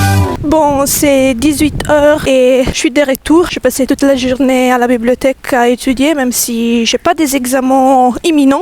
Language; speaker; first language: French; non-native, fluent; Italian